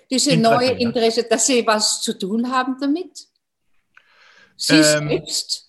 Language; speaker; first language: German; non-native, fluent; English